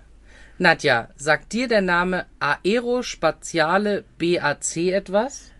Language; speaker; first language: German; native; German